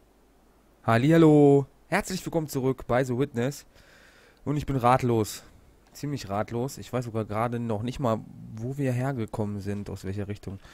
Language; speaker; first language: German; native; German